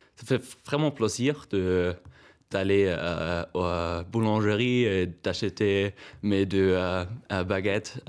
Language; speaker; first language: French; non-native, fluent; German